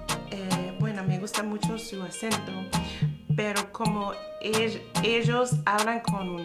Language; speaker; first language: Spanish; non-native, fluent; English